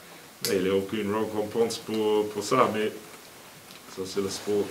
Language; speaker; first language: French; non-native, learner; English